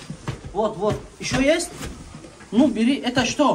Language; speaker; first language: Russian; non-native, learner; Tajik